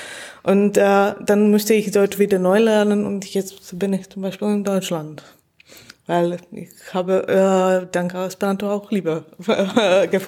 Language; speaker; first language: German; non-native, fluent; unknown